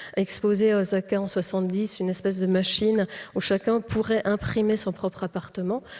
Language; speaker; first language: French; native; French